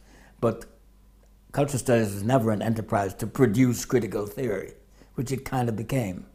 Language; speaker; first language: English; native; English